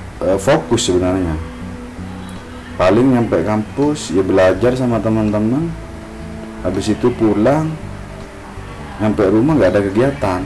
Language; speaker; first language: Indonesian; non-native, local second language; Madurese